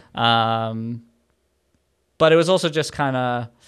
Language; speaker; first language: English; native; English